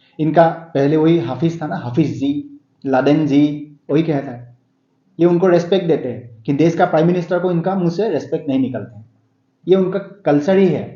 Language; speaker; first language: Hindi; non-native, local second language; Assamese